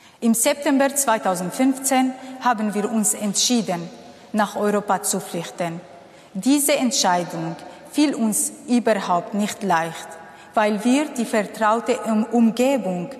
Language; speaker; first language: German; non-native, fluent; Kurdish